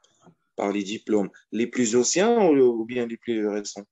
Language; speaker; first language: French; non-native, fluent; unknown